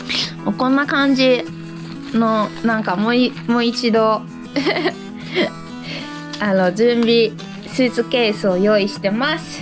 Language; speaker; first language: Japanese; non-native, fluent; Italian